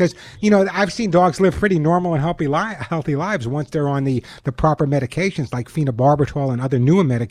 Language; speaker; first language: English; native; English